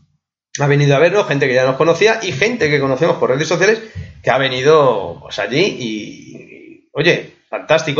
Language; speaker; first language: Spanish; native; Spanish